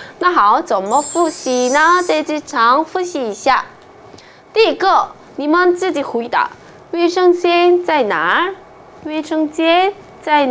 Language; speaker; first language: Chinese; non-native, fluent; Korean